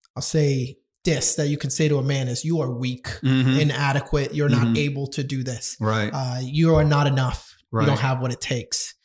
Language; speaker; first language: English; non-native, fluent; Spanish